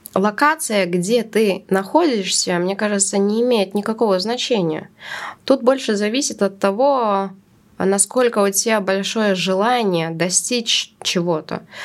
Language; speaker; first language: Russian; non-native, local second language; Latvian